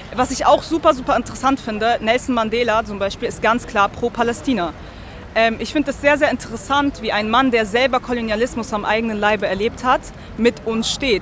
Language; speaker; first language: German; early bilingual, other home language; Arabic